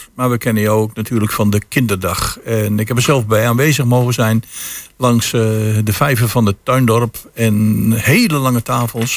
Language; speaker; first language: Dutch; native; Dutch